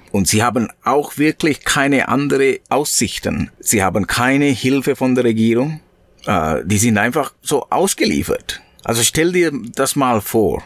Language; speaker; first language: German; non-native, fluent; Sinhala